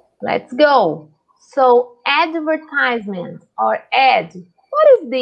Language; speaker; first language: English; non-native, fluent; Portuguese